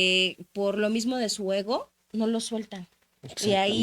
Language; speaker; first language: Spanish; native; Spanish